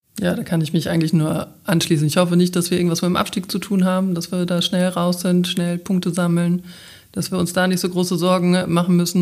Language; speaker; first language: German; native; German